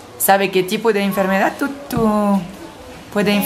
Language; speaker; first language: Spanish; non-native, learner; French